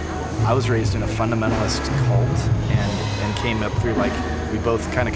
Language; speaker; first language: English; native; English